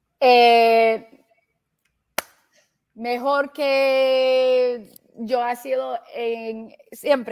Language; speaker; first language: Spanish; early bilingual, heritage; Spanish